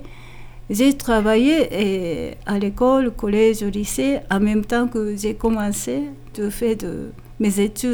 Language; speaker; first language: French; non-native, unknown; Japanese